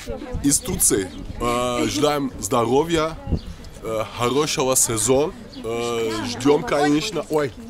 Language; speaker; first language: Russian; non-native, learner; Turkish